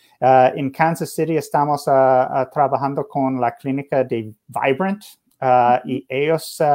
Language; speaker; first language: Spanish; non-native, learner; English